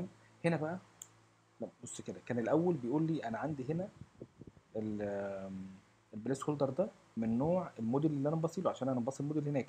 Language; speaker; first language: Arabic; native; Arabic